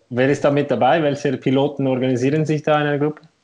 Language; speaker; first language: German; native; German